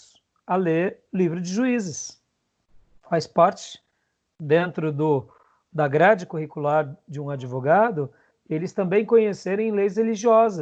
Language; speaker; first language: Portuguese; native; Portuguese